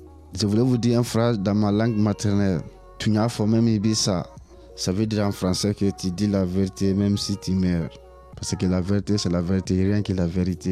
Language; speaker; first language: French; non-native, local second language; Mandingo